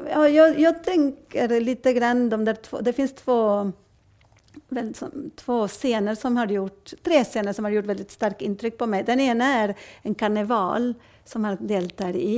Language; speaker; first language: Swedish; non-native, fluent; Spanish